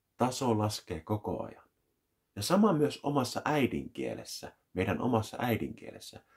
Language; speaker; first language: Finnish; native; Finnish